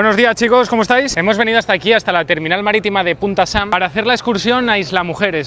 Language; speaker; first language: Spanish; native; Spanish